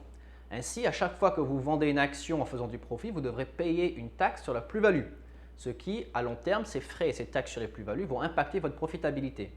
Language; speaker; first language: French; native; French